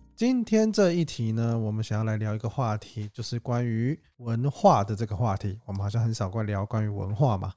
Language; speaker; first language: Chinese; native; Chinese